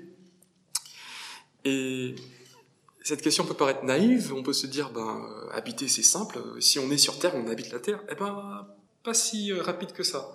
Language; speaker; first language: French; native; French